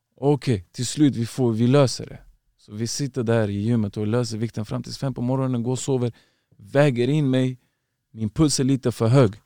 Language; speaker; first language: Swedish; early bilingual, other home language; Uzbek